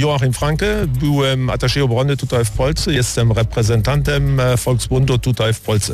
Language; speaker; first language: Polish; non-native, learner; German